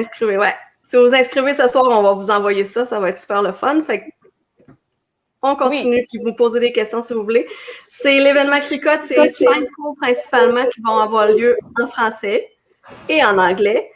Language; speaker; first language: French; native; French